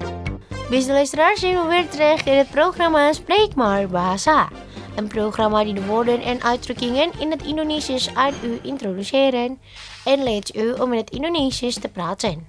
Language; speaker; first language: Dutch; non-native, learner; Indonesian